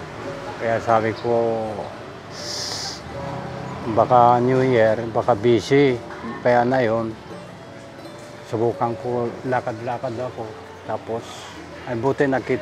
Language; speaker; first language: Filipino; non-native, learner; Japanese